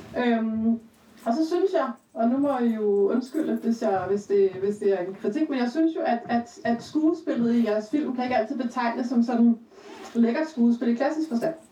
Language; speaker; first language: Danish; native; Danish